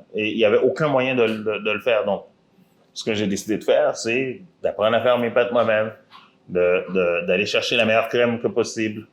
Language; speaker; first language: French; early bilingual, other home language; Haitian Creole